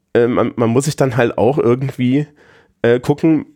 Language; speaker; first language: German; native; German